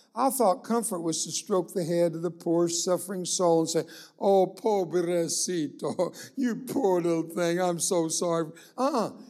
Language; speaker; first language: English; early bilingual, other home language; Spanish